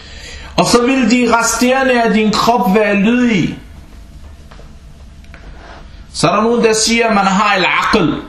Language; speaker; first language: Danish; early bilingual, other home language; Arabic